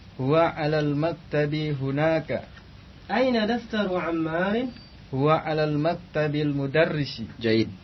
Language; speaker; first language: Arabic; non-native, learner; Indonesian